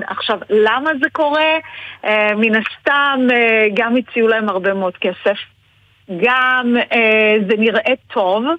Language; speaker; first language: Hebrew; early bilingual, other home language; Persian